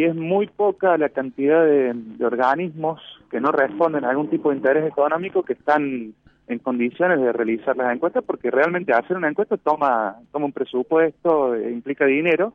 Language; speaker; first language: Spanish; native; Spanish